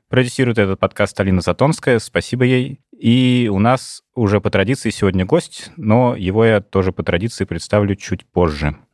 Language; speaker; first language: Russian; native; Russian